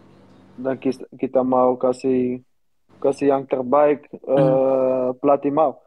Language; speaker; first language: Indonesian; non-native, learner; Dutch